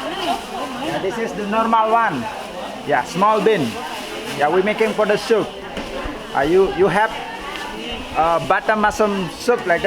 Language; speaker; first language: English; non-native, learner; Indonesian